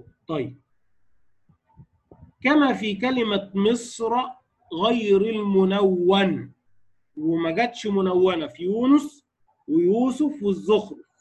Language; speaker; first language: Arabic; native; Arabic